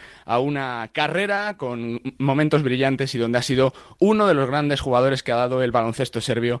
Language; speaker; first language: Spanish; native; Spanish